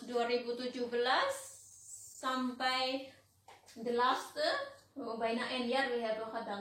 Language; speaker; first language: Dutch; non-native, learner; Indonesian